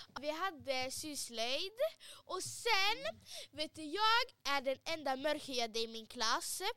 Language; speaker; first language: Swedish; early bilingual, other home language; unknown